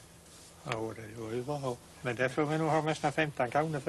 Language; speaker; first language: Swedish; native; Swedish